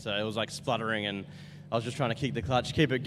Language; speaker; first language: English; native; English